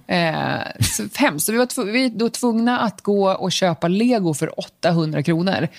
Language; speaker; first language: Swedish; native; Swedish